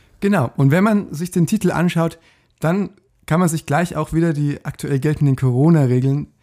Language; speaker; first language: German; native; German